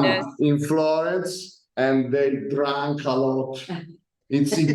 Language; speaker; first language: English; non-native, learner; Italian